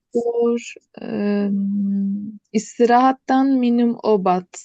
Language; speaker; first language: Indonesian; non-native, learner; Turkish